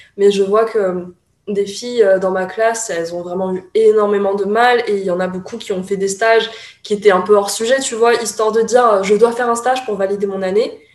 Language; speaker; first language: French; early bilingual, other home language; Chinese